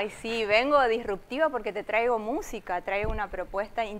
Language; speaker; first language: Spanish; native; Spanish